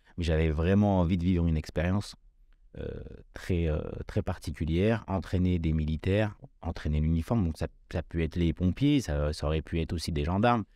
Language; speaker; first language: French; early bilingual, other home language; Kabyle